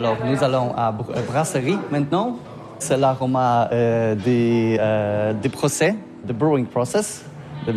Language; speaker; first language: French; non-native, learner; Polish